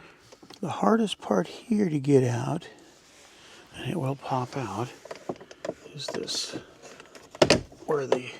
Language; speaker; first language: English; native; English